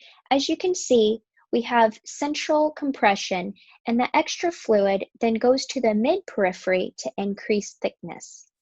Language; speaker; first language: English; native; English